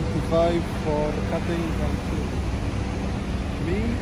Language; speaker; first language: English; non-native, learner; Arabic